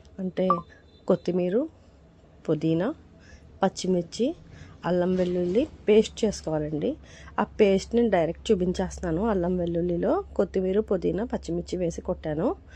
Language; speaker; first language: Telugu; non-native, local second language; Urdu